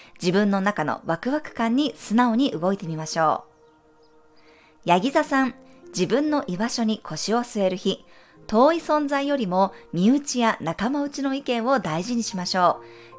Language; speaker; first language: Japanese; native; Japanese